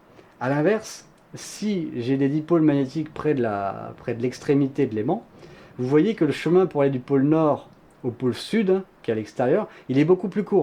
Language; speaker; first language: French; native; French